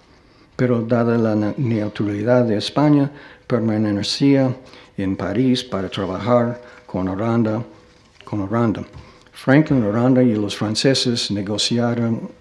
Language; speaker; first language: Spanish; non-native, fluent; English